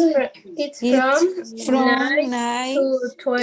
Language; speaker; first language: English; non-native, learner; Spanish